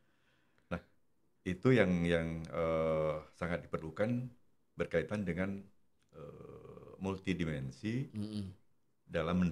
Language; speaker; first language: Indonesian; non-native, local second language; Javanese